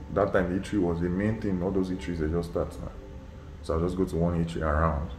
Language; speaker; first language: English; non-native, local second language; Yoruba